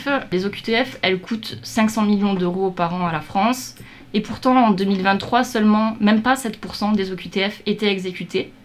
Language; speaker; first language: French; native; French